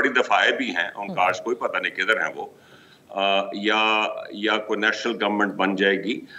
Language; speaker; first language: Urdu; early bilingual, heritage; Urdu